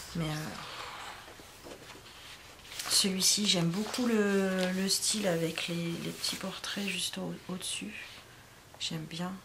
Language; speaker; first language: French; native; French